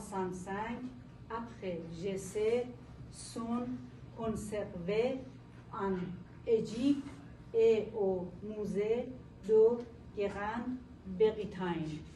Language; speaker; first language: French; non-native, learner; Persian